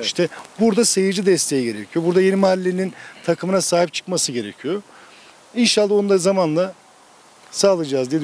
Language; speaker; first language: Turkish; native; Turkish